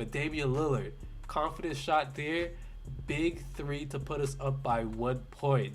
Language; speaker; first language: English; native; English